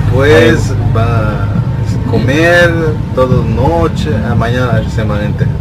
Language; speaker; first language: Portuguese; non-native, learner; Spanish